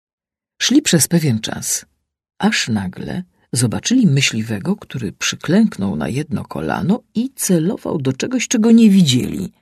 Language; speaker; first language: Polish; native; Polish